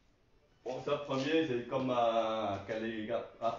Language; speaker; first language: French; non-native, learner; Chinese